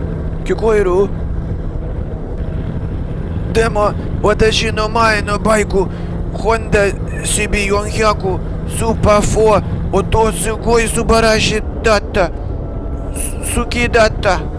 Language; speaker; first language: Japanese; non-native, learner; Russian